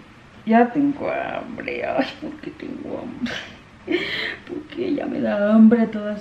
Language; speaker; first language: Spanish; native; Spanish